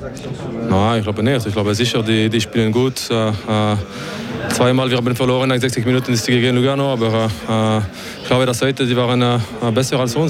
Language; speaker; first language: German; non-native, local second language; French